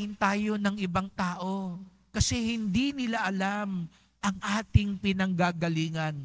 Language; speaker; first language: Filipino; native; Filipino